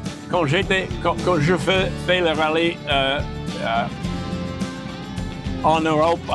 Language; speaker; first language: French; non-native, learner; English